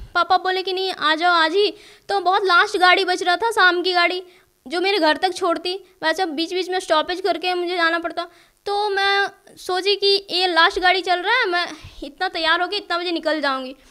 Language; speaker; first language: Hindi; native; Hindi